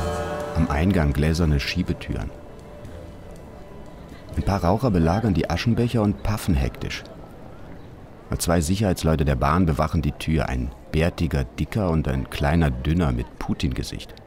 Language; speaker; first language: German; native; German